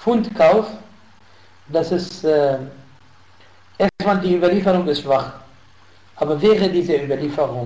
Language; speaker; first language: German; non-native, fluent; Arabic